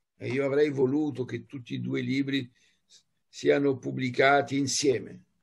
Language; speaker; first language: Italian; non-native, fluent; French